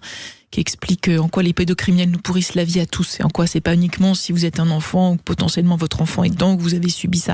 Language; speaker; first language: French; native; French